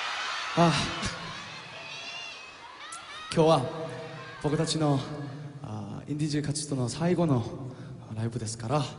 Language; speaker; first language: Japanese; non-native, learner; Korean